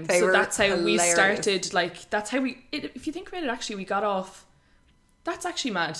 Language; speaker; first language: English; native; English